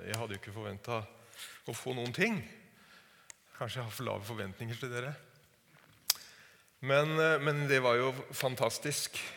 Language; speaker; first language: Norwegian; native; Norwegian